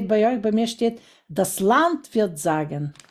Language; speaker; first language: German; non-native, fluent; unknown